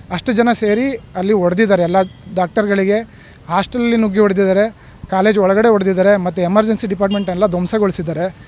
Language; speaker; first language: Kannada; native; Kannada